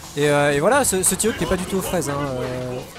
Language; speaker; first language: French; native; French